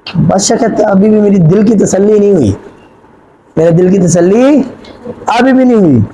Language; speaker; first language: Urdu; non-native, local second language; Punjabi